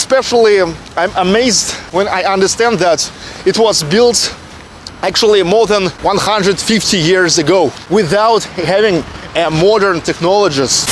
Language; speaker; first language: English; non-native, fluent; Russian